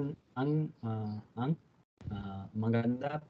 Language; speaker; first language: Filipino; non-native, learner; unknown